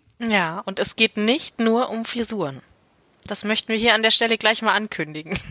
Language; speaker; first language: German; native; German